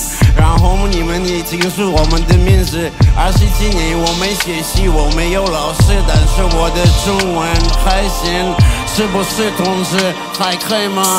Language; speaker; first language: Chinese; non-native, learner; Russian